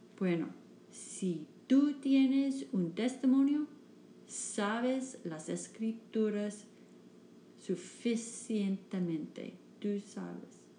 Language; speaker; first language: Spanish; non-native, learner; English